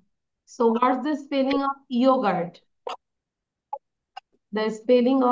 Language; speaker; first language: English; non-native, learner; Bangla